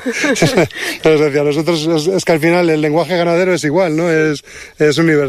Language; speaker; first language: Spanish; native; Spanish